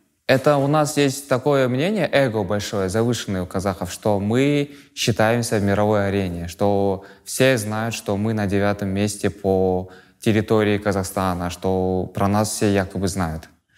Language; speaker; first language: Russian; non-native, local second language; Kazakh